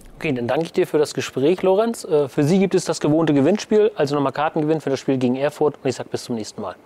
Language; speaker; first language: German; native; German